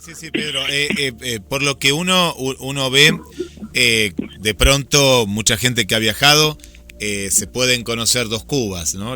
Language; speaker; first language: Spanish; native; Spanish